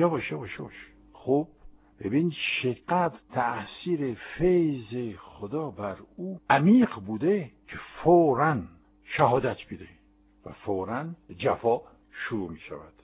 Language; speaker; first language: Persian; non-native, fluent; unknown